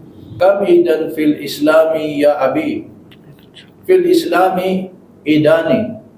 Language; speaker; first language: Arabic; non-native, learner; Filipino